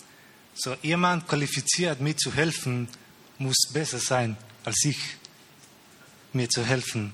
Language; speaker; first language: German; non-native, learner; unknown